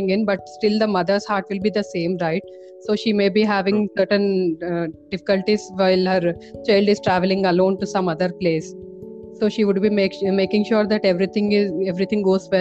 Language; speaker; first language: English; non-native, local second language; Telugu